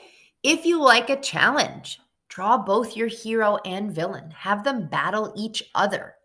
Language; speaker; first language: English; native; English